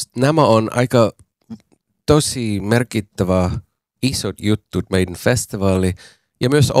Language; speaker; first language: Finnish; non-native, fluent; English